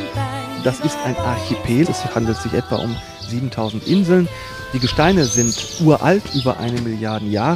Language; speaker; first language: German; native; German